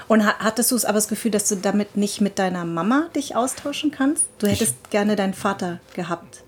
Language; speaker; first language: German; early bilingual, other home language; Vietnamese